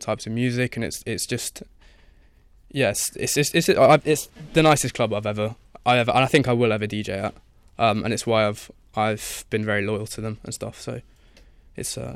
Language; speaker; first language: English; native; English